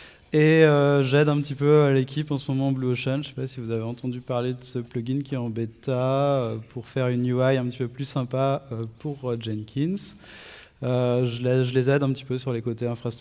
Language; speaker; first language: French; native; French